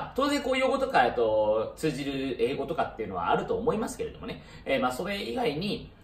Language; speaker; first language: Japanese; early bilingual, other home language; Chinese